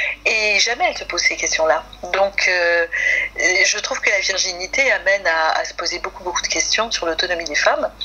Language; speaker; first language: French; native; French